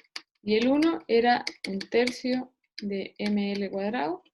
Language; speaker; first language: Spanish; native; Spanish